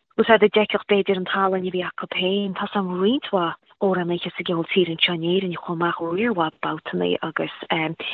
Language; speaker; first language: Irish; native; Irish